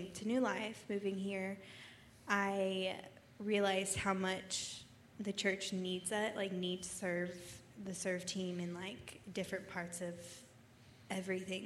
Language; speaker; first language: English; native; English